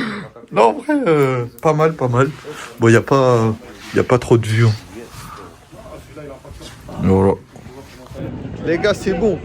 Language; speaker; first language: French; native; French